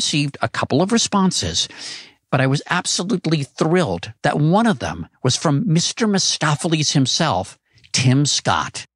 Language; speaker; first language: English; native; English